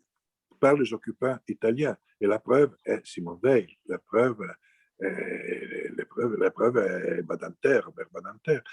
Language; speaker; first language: French; non-native, fluent; Italian